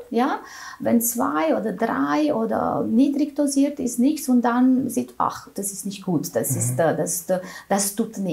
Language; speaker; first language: German; non-native, fluent; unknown